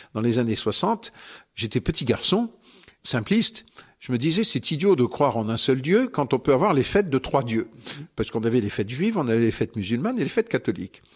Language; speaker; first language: French; native; French